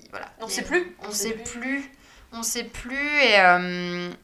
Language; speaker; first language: French; native; French